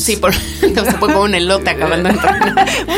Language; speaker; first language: Spanish; native; Spanish